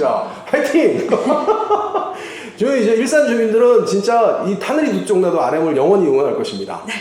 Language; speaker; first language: Korean; native; Korean